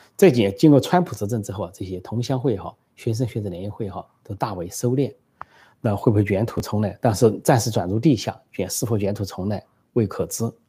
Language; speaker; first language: Chinese; native; Chinese